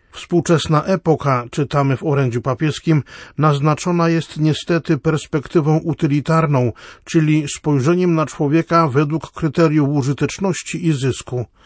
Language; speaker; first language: Polish; native; Polish